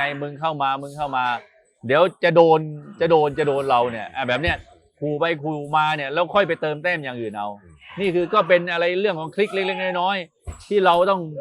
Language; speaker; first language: Thai; native; Thai